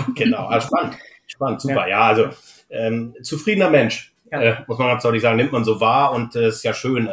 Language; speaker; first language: German; native; German